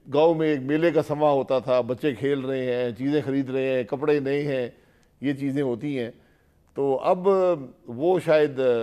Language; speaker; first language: Urdu; non-native, local second language; Punjabi